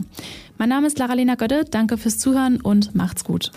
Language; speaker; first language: German; native; German